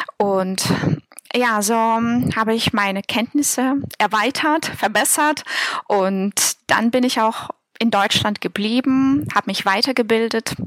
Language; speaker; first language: German; non-native, fluent; Russian